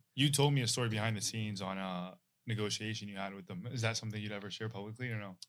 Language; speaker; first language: English; non-native, fluent; Arabic